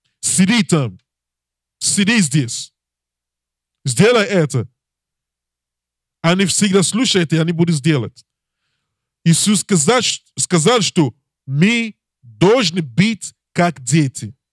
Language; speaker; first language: Russian; non-native, learner; English